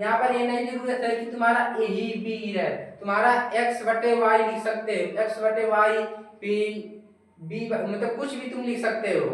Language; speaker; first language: Hindi; native; Hindi